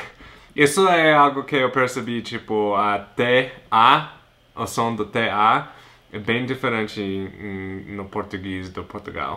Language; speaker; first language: Portuguese; non-native, fluent; English